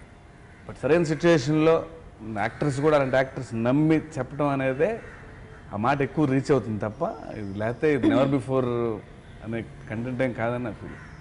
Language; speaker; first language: Telugu; native; Telugu